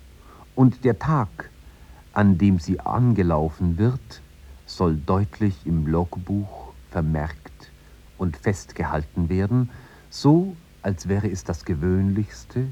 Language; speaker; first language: German; native; German